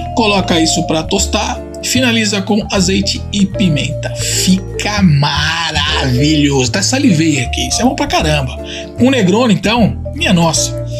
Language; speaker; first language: Portuguese; non-native, fluent; Italian